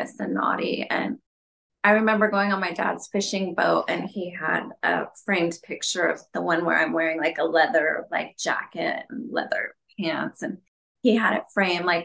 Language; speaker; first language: English; native; English